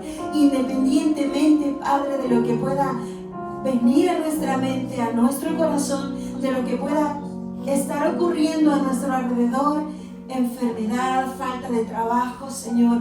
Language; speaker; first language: Spanish; native; Spanish